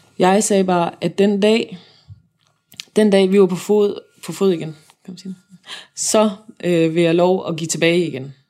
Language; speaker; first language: Danish; native; Danish